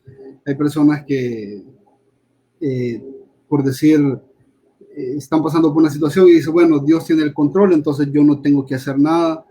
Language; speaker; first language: Spanish; native; Spanish